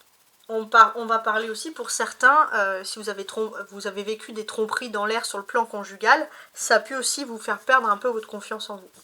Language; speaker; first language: French; native; French